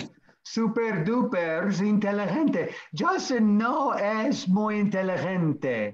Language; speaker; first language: Spanish; non-native, fluent; English